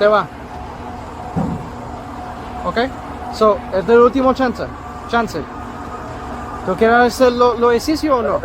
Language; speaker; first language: Spanish; early bilingual, heritage; Spanish